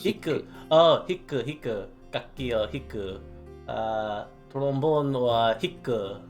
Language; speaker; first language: Japanese; non-native, learner; English